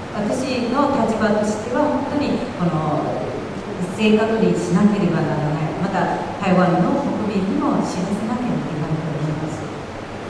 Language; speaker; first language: Japanese; non-native, fluent; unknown